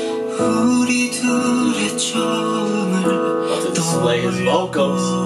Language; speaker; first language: English; native; English